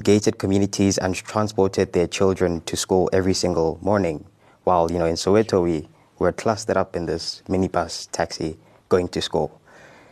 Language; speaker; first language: English; non-native, local second language; Zulu